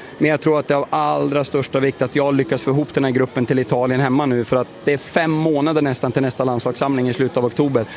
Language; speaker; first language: Swedish; native; Swedish